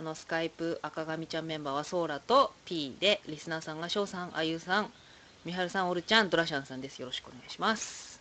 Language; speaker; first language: Japanese; native; Japanese